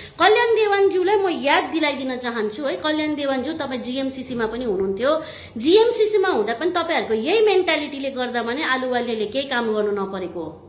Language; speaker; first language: Nepali; native; Nepali